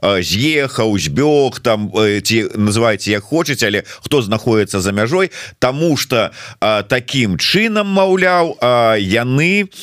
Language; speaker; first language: Belarusian; native; Belarusian